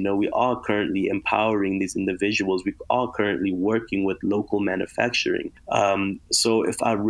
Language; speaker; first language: English; native; English